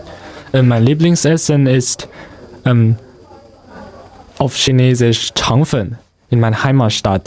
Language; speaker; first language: German; non-native, learner; Chinese